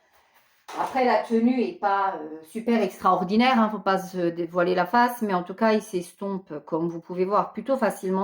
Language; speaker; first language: French; native; French